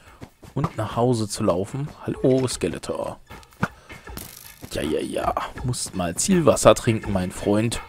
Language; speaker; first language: German; native; German